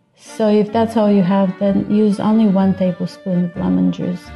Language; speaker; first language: English; non-native, fluent; Bulgarian